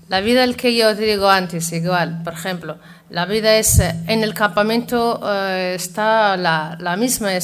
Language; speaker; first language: Spanish; non-native, learner; Arabic